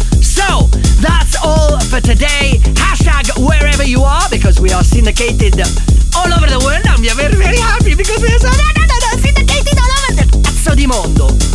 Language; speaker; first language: English; non-native, fluent; Italian